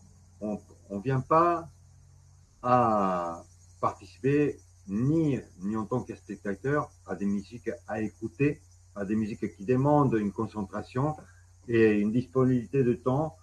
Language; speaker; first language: French; non-native, fluent; Spanish